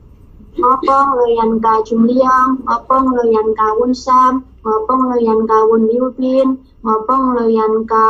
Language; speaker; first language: Cantonese; non-native, learner; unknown